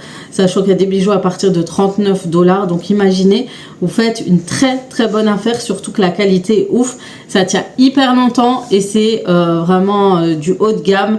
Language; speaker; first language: French; native; French